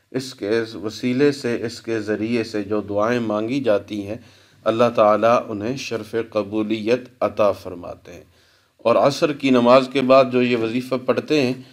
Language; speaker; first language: Urdu; native; Urdu